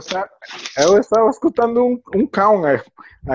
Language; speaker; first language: Portuguese; non-native, learner; Spanish